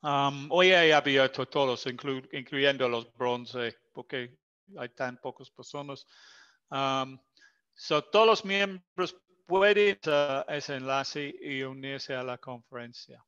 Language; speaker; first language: Spanish; non-native, fluent; English